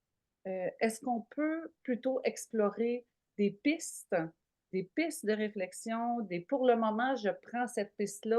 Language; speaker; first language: French; native; French